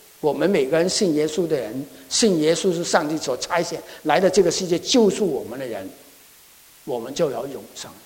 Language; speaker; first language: Chinese; non-native, local second language; Cantonese